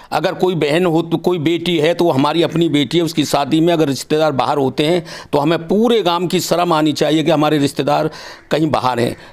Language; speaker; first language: Hindi; native; Hindi